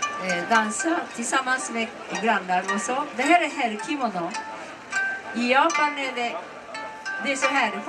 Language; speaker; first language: Swedish; non-native, learner; Japanese